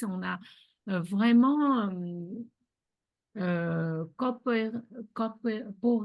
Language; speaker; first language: French; non-native, fluent; Vietnamese